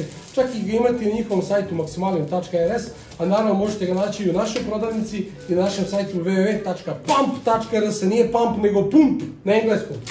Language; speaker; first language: Croatian; native; Croatian